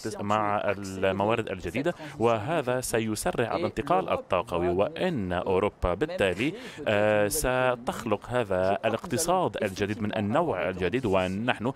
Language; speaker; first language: Arabic; non-native, fluent; French